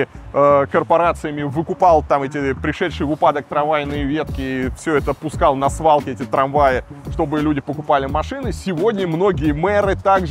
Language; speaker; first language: Russian; native; Russian